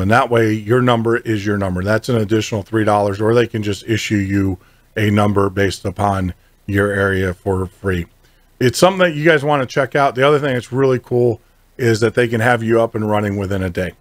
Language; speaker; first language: English; native; English